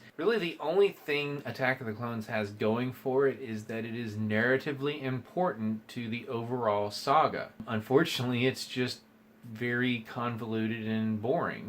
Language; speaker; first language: English; native; English